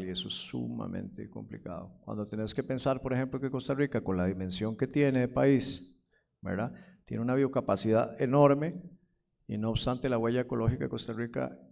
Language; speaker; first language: Spanish; native; Spanish